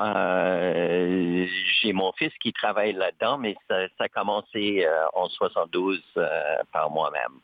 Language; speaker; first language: French; native; French